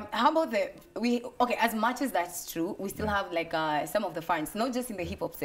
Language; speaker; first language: English; non-native, local second language; Swahili